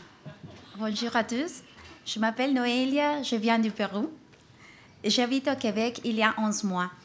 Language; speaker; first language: French; non-native, fluent; Spanish